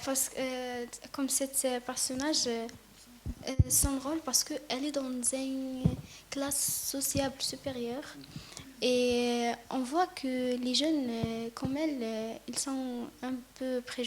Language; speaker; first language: French; non-native, learner; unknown